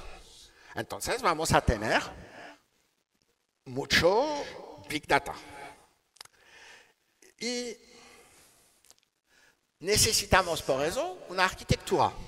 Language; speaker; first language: Spanish; non-native, learner; French